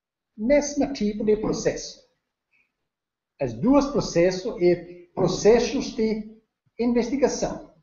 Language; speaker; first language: Portuguese; non-native, learner; Danish